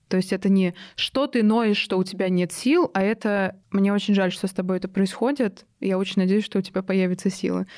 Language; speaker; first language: Russian; native; Russian